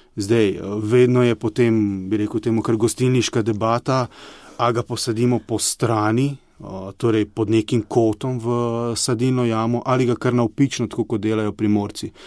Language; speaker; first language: Slovenian; early bilingual, other home language; Bosnian